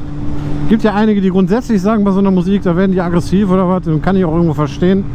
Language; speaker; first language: German; native; German